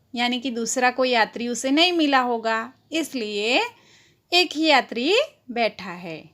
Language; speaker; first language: Hindi; non-native, local second language; Gujarati